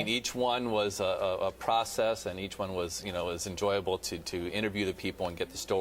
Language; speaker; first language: English; native; English